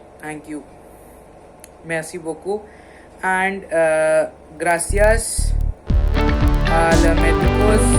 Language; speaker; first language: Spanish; non-native, learner; Hindi